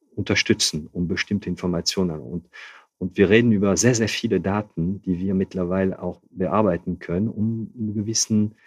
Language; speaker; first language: German; non-native, fluent; French